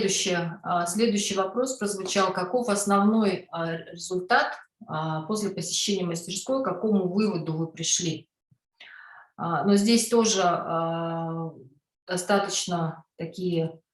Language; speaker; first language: Russian; native; Russian